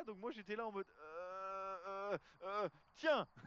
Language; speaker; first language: French; native; French